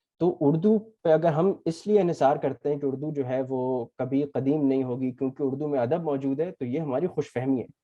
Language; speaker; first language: Urdu; early bilingual, other home language; English